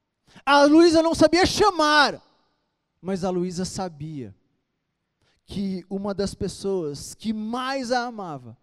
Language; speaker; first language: Portuguese; native; Portuguese